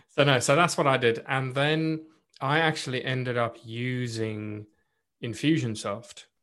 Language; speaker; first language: English; non-native, local second language; Afrikaans